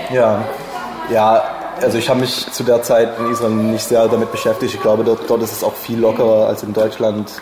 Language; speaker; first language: German; non-native, fluent; English